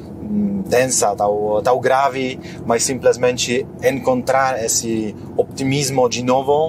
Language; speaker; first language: Portuguese; non-native, fluent; Polish